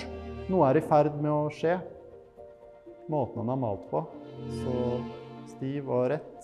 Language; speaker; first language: Norwegian; native; Norwegian